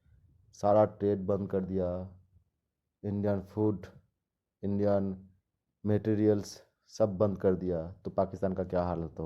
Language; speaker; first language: Hindi; non-native, local second language; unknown